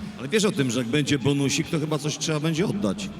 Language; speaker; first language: Polish; native; Polish